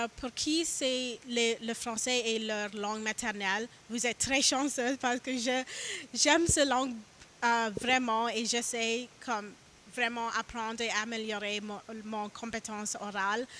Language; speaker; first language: French; non-native, learner; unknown